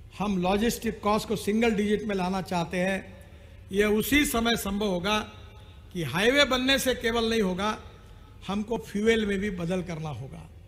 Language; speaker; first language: Hindi; non-native, local second language; Marathi